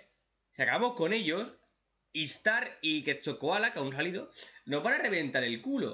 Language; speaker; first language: Spanish; native; Spanish